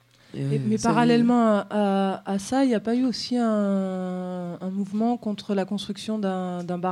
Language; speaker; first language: French; native; French